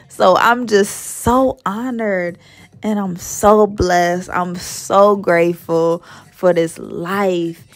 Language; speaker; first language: English; native; English